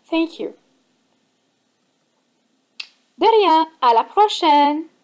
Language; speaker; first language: French; non-native, fluent; English